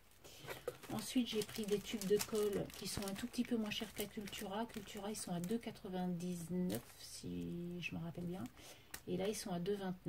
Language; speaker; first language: French; native; French